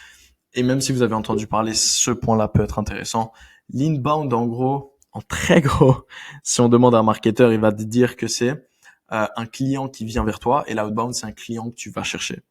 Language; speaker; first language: French; native; French